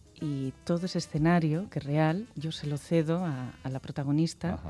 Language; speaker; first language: Spanish; native; Spanish